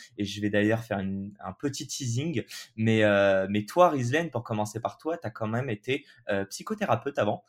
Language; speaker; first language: French; native; French